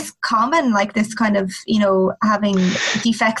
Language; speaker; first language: English; native; English